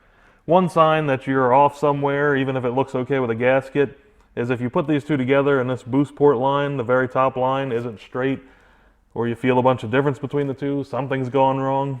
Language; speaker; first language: English; native; English